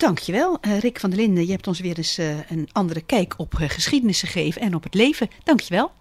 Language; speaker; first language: Dutch; native; Dutch